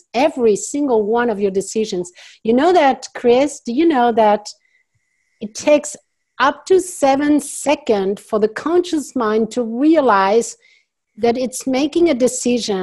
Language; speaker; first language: English; non-native, fluent; French